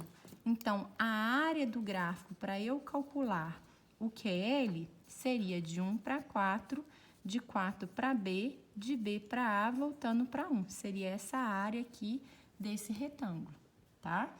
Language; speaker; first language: Portuguese; native; Portuguese